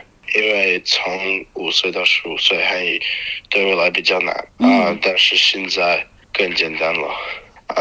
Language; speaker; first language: Chinese; non-native, learner; English